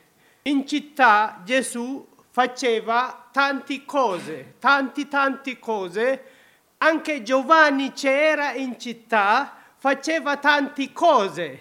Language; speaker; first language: Italian; non-native, learner; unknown